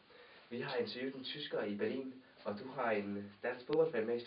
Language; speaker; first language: Danish; native; Danish